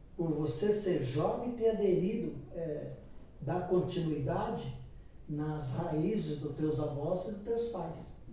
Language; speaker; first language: Portuguese; native; Portuguese